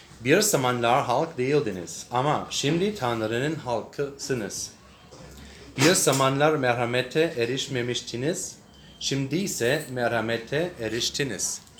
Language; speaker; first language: Turkish; non-native, learner; English